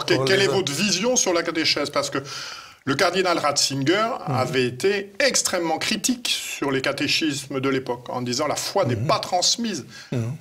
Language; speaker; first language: French; native; French